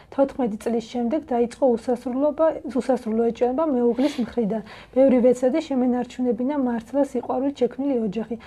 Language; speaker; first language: Georgian; native; Georgian